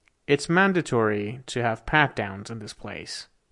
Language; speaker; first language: English; non-native, fluent; Persian